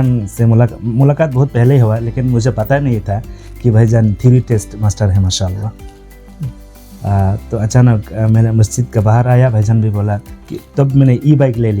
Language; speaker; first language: Hindi; non-native, fluent; Bangla